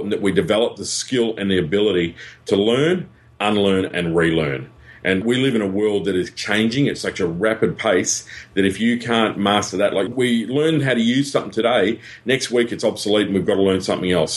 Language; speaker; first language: English; native; English